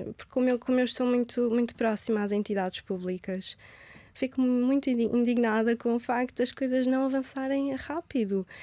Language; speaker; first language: Portuguese; early bilingual, other home language; Romanian